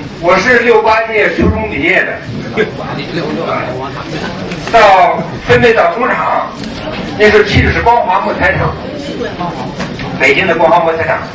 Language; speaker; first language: Chinese; early bilingual, other home language; English